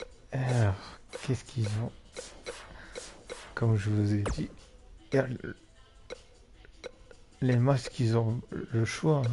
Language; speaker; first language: French; native; French